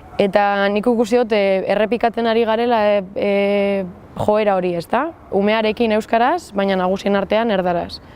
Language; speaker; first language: Basque; native; Basque